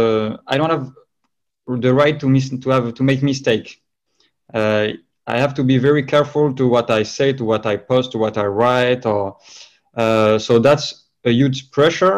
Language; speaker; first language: English; non-native, fluent; French